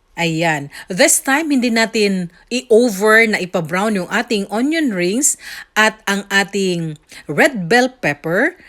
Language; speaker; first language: Filipino; native; Filipino